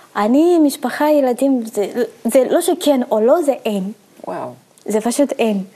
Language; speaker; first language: Hebrew; early bilingual, other home language; Russian